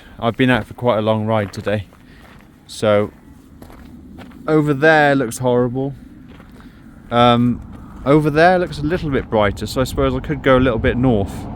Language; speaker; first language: English; native; English